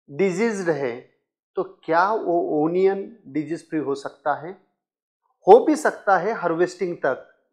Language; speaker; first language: Hindi; non-native, local second language; Marathi